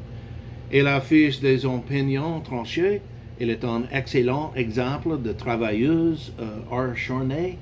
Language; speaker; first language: French; non-native, learner; English